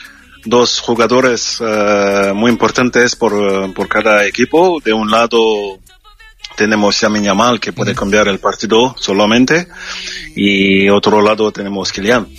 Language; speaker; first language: Spanish; non-native, fluent; French